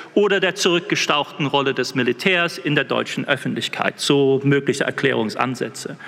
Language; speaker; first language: German; non-native, fluent; English